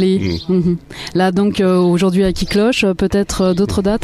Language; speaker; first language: French; native; French